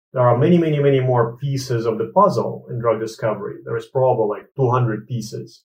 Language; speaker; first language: English; non-native, fluent; Latvian